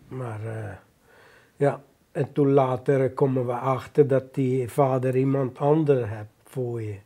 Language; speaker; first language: Dutch; non-native, fluent; Hungarian